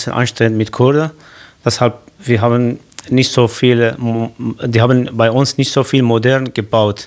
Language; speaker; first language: German; non-native, learner; Kurdish